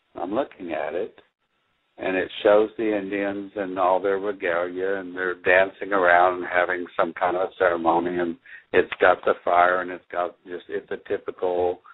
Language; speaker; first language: English; native; English